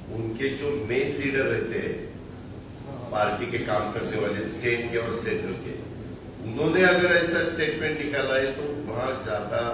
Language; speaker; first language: Hindi; non-native, local second language; Marathi